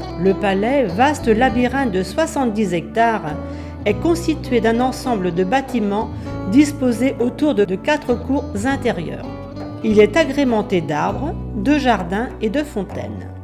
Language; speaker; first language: French; native; French